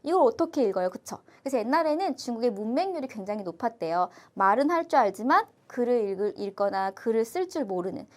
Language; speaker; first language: Korean; native; Korean